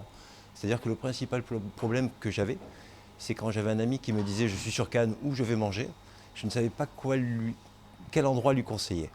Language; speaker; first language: French; native; French